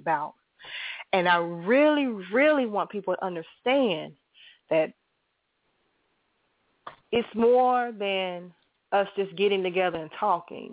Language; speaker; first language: English; native; English